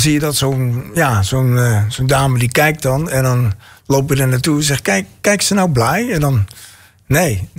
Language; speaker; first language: Dutch; native; Dutch